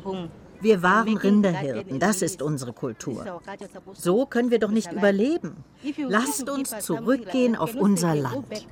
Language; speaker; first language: German; non-native, local second language; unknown